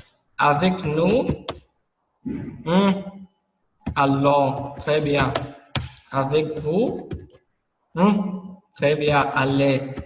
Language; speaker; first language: French; non-native, fluent; Arabic